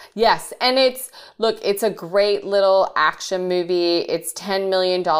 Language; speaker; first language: English; native; English